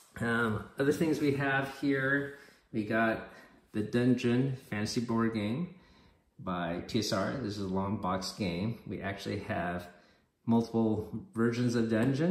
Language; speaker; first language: English; native; English